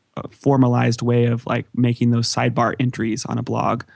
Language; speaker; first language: English; native; English